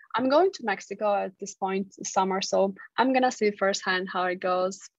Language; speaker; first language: English; non-native, fluent; Georgian